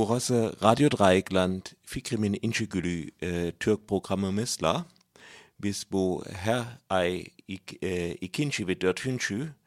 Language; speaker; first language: Turkish; non-native, learner; German